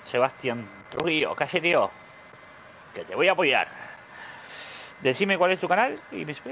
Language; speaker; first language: Spanish; native; Spanish